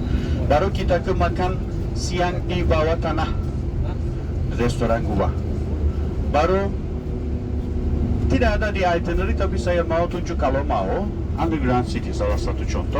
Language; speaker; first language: Indonesian; non-native, fluent; Turkish